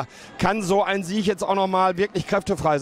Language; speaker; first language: German; native; German